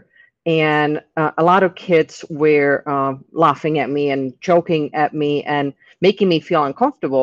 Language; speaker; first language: English; non-native, fluent; Czech